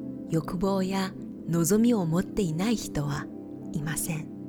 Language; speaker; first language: Japanese; native; Japanese